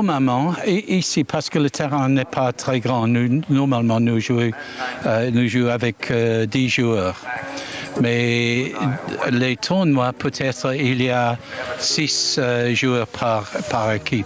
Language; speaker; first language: French; non-native, learner; English